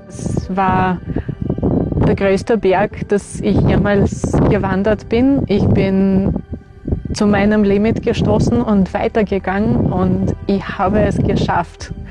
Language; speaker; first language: German; non-native, fluent; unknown